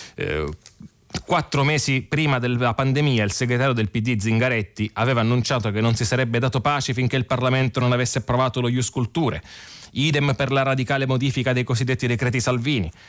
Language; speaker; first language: Italian; native; Italian